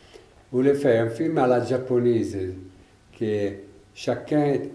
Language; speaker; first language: French; non-native, learner; Italian